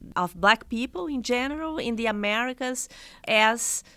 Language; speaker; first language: English; non-native, fluent; Portuguese